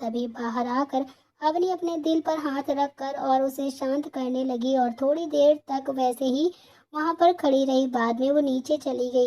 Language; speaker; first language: Hindi; native; Hindi